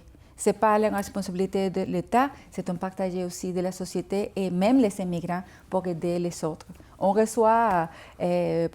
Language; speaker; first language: French; non-native, fluent; Spanish